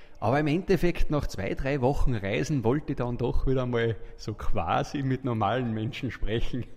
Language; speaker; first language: German; native; German